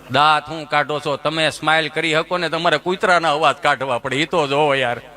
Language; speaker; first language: Gujarati; native; Gujarati